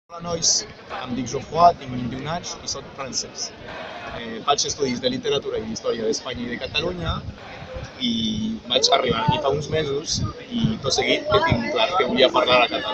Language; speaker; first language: Catalan; non-native, learner; French